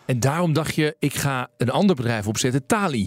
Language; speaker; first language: Dutch; native; Dutch